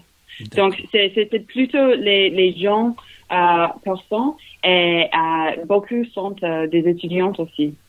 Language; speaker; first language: French; non-native, learner; English